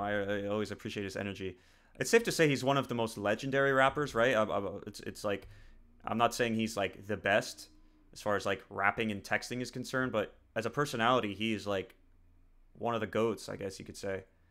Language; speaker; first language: English; native; English